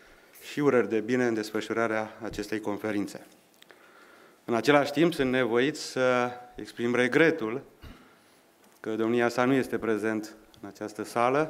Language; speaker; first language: Romanian; native; Romanian